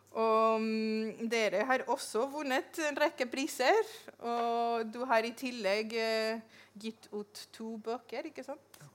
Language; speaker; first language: Norwegian; non-native, fluent; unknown